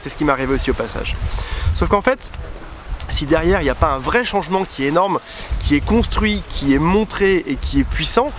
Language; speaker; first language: French; native; French